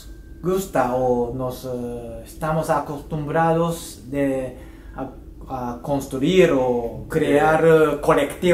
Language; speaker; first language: Spanish; non-native, fluent; Japanese